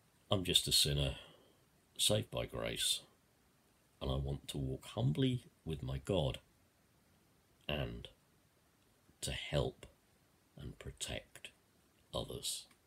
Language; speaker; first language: English; native; English